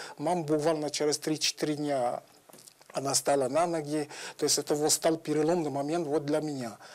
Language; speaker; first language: Russian; non-native, fluent; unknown